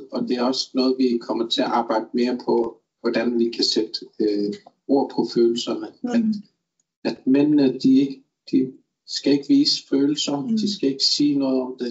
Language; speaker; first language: Danish; non-native, local second language; Kalaallisut